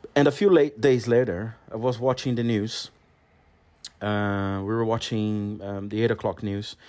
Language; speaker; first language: English; non-native, fluent; Portuguese